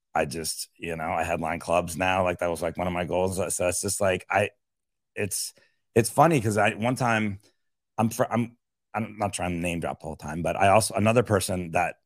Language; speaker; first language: English; native; English